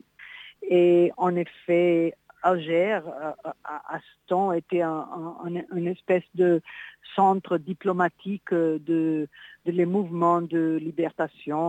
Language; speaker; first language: French; non-native, fluent; Portuguese